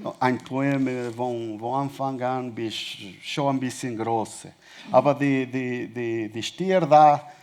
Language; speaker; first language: German; non-native, learner; Portuguese